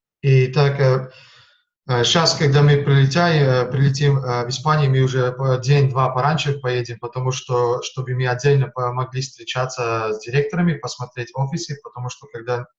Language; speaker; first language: Russian; non-native, fluent; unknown